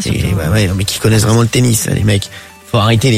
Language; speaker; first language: French; native; French